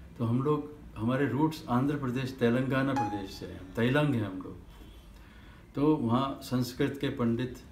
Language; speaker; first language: Hindi; native; Hindi